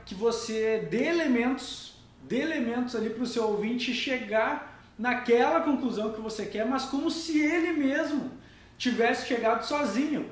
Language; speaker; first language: Portuguese; native; Portuguese